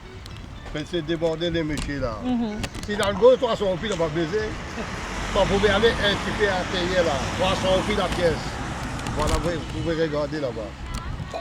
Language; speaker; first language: French; non-native, local second language; Morisyen